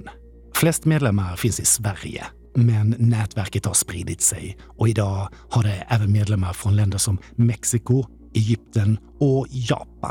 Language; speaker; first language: Swedish; native; Swedish